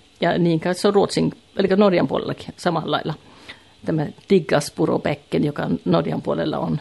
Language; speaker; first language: Finnish; native; Finnish